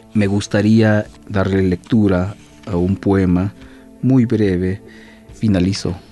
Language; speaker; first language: Spanish; native; Spanish